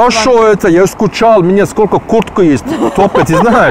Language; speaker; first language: Russian; non-native, learner; Turkish